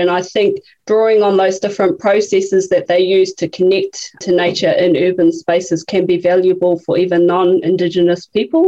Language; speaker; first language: English; native; English